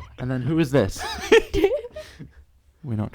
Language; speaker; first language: English; native; English